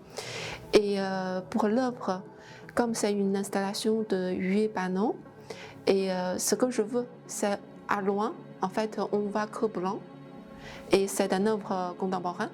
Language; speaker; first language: French; non-native, fluent; Chinese